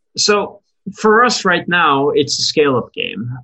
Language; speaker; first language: English; non-native, fluent; Norwegian